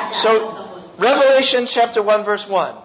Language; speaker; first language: English; native; English